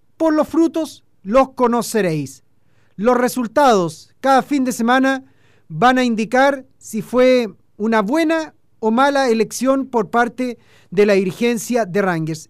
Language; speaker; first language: Spanish; native; Spanish